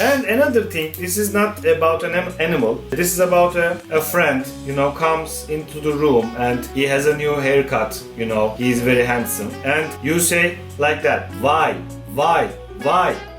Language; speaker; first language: English; non-native, fluent; Turkish